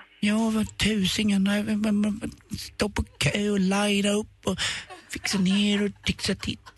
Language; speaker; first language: Swedish; native; Swedish